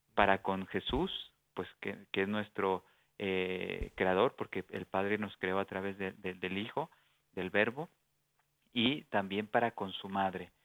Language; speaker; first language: Spanish; native; Spanish